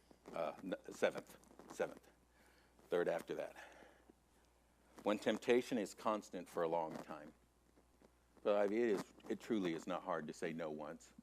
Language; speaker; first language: English; native; English